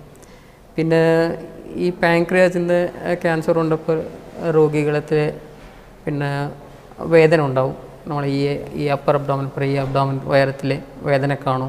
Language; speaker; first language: Malayalam; non-native, fluent; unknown